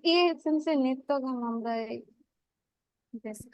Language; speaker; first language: Japanese; non-native, learner; Bangla